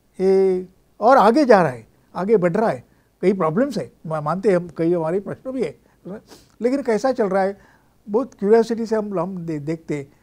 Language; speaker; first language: Hindi; non-native, local second language; Marathi